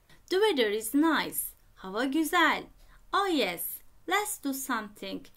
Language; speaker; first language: English; non-native, fluent; Turkish